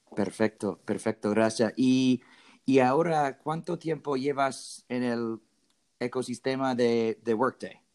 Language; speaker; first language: Spanish; non-native, learner; English